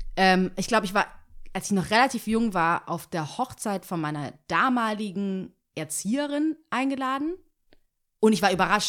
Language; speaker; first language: German; early bilingual, other home language; Tigrinya